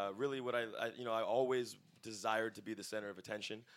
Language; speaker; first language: English; native; English